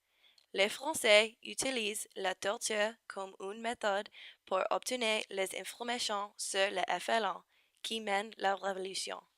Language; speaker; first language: French; non-native, learner; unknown